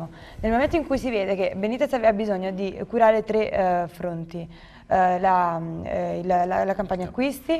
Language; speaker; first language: Italian; native; Italian